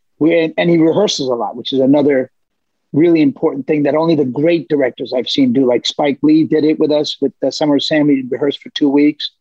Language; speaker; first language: English; early bilingual, other home language; Spanish